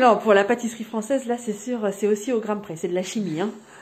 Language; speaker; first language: French; native; French